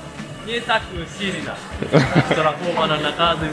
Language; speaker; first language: Russian; non-native, learner; Japanese